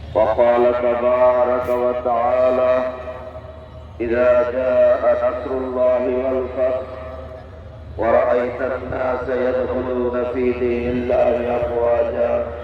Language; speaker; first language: Arabic; non-native, fluent; Bangla